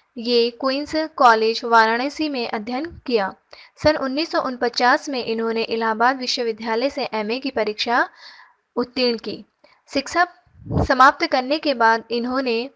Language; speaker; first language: Hindi; native; Hindi